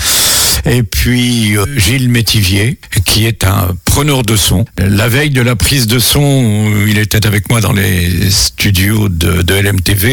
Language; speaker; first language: French; native; French